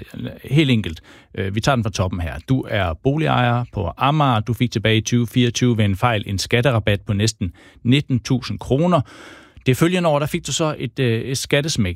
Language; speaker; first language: Danish; native; Danish